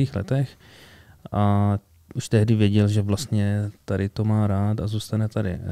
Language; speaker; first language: Czech; early bilingual, other home language; Arabic